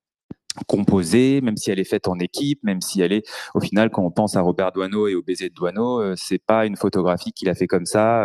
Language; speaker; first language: French; native; French